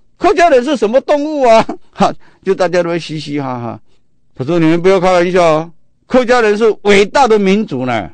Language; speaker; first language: Chinese; non-native, local second language; Min Nan Chinese